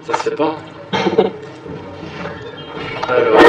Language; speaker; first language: French; native; French